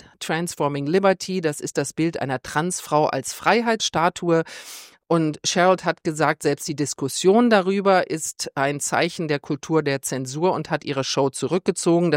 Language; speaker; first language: German; native; German